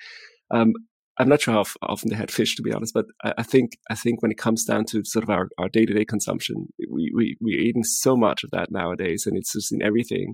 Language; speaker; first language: English; non-native, fluent; Swiss German